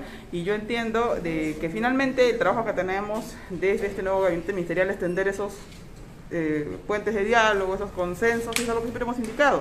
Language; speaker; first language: Spanish; native; Spanish